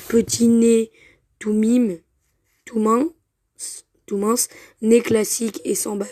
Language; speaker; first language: French; native; French